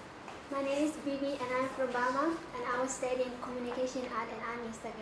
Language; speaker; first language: English; non-native, learner; Burmese